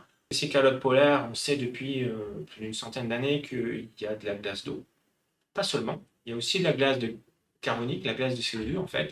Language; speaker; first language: French; native; French